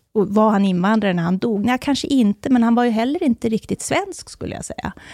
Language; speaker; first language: Swedish; native; Swedish